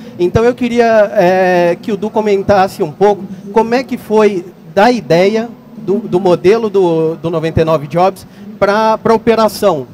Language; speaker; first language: Portuguese; native; Portuguese